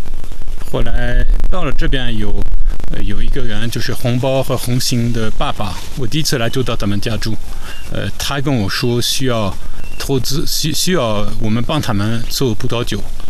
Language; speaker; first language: Chinese; non-native, fluent; French